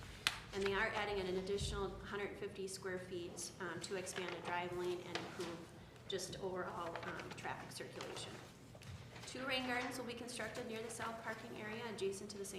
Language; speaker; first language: English; native; English